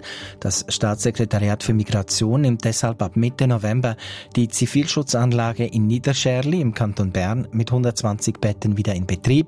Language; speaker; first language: German; native; German